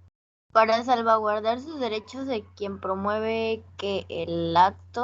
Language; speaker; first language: Spanish; native; Spanish